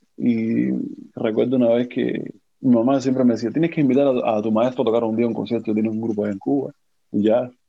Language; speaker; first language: Spanish; native; Spanish